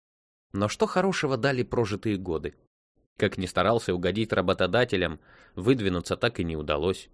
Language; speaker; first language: Russian; native; Russian